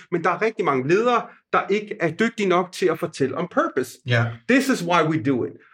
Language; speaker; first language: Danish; non-native, fluent; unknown